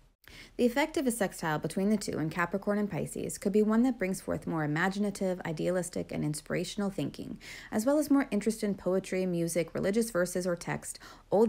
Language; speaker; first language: English; native; English